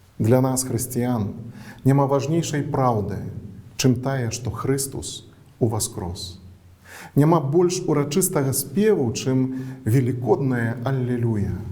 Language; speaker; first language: Belarusian; native; Belarusian